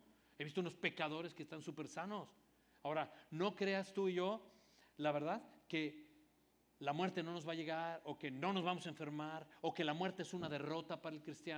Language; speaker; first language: Spanish; native; Spanish